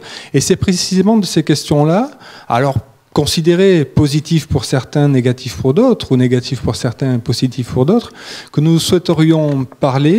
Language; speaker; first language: French; native; French